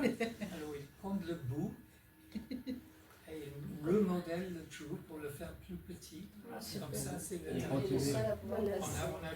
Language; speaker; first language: French; non-native, fluent; English